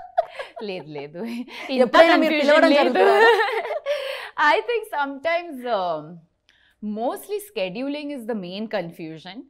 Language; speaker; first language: Telugu; non-native, learner; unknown